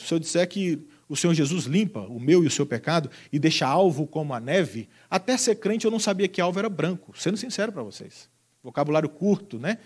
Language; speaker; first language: Portuguese; native; Portuguese